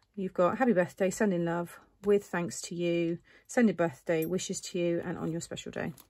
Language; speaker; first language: English; native; English